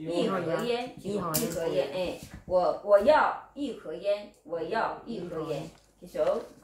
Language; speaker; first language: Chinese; non-native, fluent; Korean